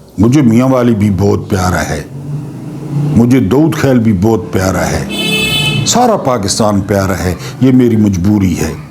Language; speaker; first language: Urdu; non-native, local second language; Punjabi